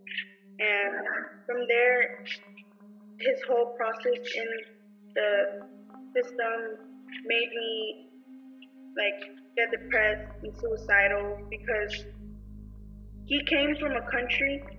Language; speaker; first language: English; early bilingual, other home language; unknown